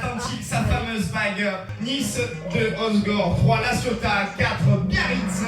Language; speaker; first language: French; native; French